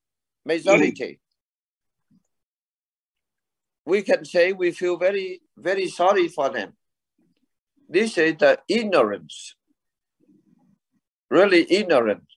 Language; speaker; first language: English; non-native, learner; Vietnamese